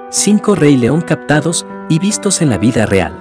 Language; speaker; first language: Spanish; native; Spanish